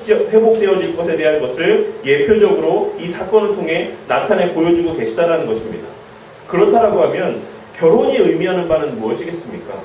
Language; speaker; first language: Korean; native; Korean